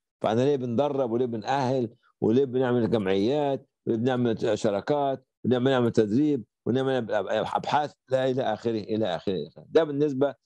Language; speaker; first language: Arabic; native; Arabic